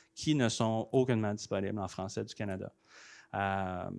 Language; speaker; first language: French; native; French